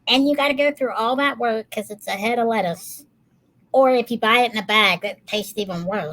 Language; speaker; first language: English; native; English